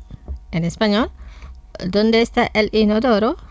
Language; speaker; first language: Spanish; non-native, fluent; Indonesian